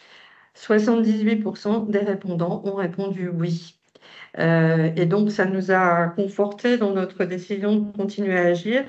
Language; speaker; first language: French; native; French